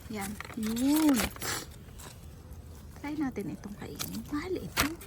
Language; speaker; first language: Filipino; native; Filipino